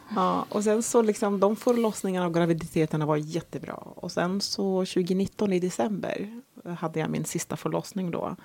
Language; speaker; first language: Swedish; early bilingual, other home language; Arabic